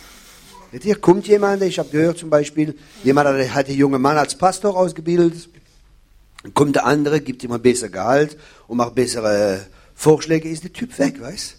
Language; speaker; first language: German; non-native, fluent; French